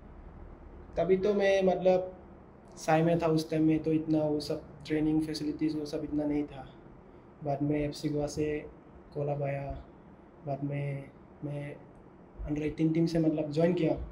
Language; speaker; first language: Hindi; non-native, local second language; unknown